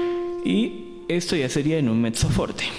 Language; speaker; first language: Spanish; native; Spanish